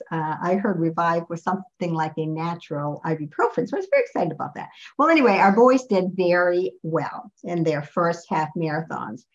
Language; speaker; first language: English; native; English